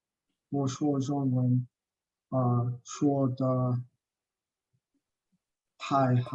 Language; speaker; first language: Chinese; non-native, learner; English